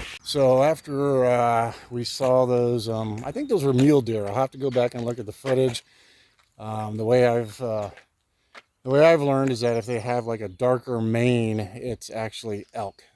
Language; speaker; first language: English; native; English